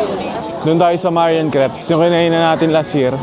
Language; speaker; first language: Filipino; native; Filipino